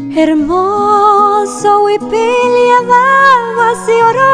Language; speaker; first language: German; non-native, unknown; Spanish